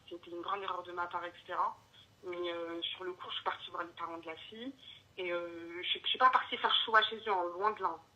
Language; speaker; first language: French; early bilingual, other home language; Arabic